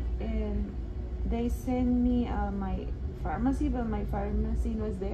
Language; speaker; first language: English; non-native, learner; Spanish